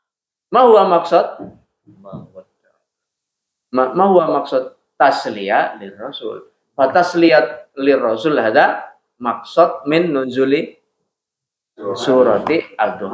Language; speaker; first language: Arabic; non-native, fluent; Indonesian